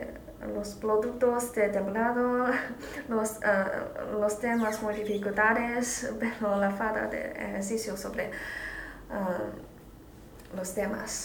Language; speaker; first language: Spanish; non-native, learner; Chinese